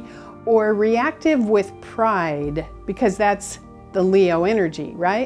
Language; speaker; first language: English; native; English